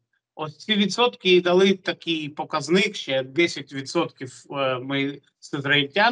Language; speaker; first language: Ukrainian; non-native, local second language; Russian